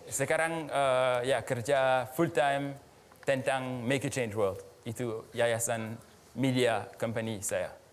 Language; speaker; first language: Indonesian; early bilingual, other home language; French